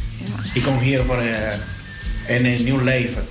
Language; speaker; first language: Dutch; non-native, learner; Spanish